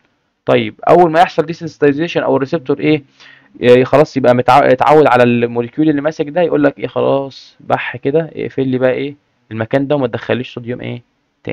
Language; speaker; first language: Arabic; native; Arabic